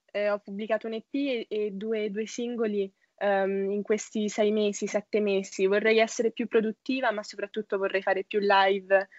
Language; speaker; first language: Italian; native; Italian